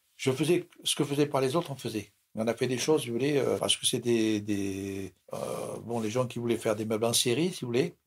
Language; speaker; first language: French; native; French